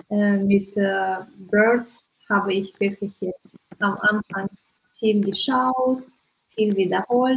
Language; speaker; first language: German; non-native, learner; Russian